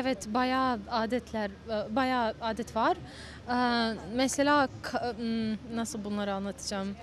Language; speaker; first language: Turkish; non-native, fluent; Bosnian